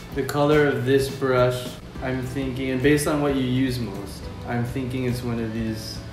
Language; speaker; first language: English; native; English